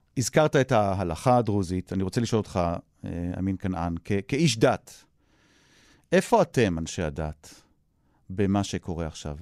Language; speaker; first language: Hebrew; native; Hebrew